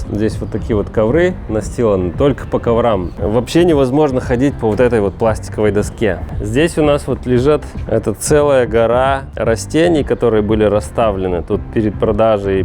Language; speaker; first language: Russian; native; Russian